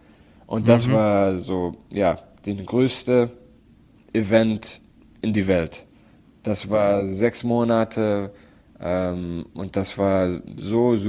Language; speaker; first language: German; non-native, learner; Arabic